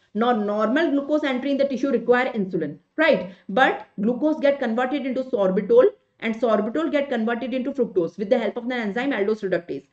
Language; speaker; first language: English; non-native, local second language; Hindi